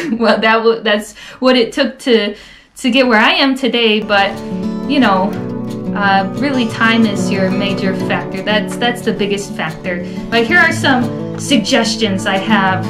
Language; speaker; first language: English; native; English